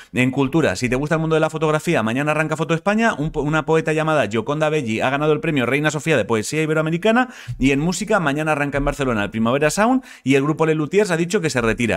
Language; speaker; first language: Spanish; native; Spanish